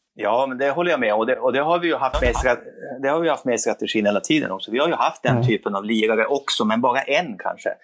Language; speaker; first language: Swedish; native; Swedish